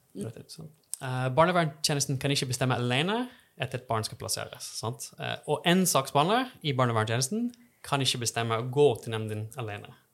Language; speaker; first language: Norwegian; non-native, fluent; English